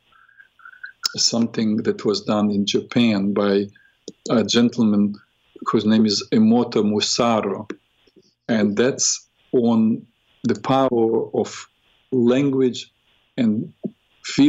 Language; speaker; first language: English; non-native, fluent; Russian